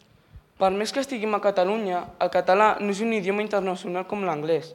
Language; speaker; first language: Catalan; non-native, local second language; Spanish